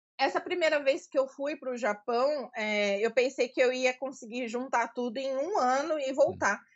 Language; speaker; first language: Portuguese; native; Portuguese